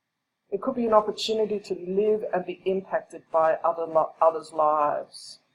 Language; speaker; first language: English; native; English